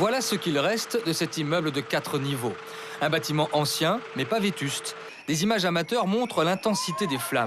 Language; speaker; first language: French; native; French